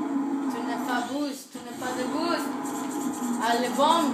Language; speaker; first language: French; non-native, learner; English